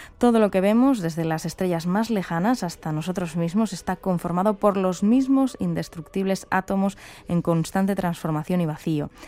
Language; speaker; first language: Spanish; native; Spanish